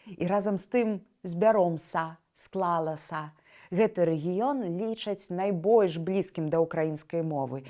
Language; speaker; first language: Belarusian; native; Belarusian